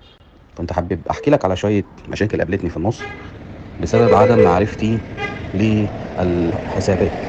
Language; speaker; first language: Arabic; native; Arabic